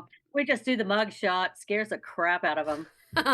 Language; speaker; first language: English; native; English